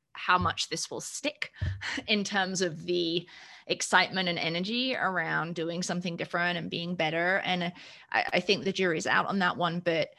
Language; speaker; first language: English; native; English